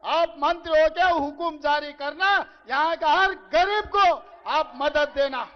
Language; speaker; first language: Hindi; non-native, local second language; Telugu